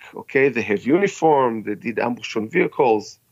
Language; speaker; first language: English; non-native, fluent; Hebrew